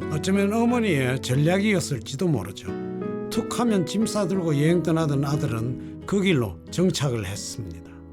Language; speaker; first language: Korean; native; Korean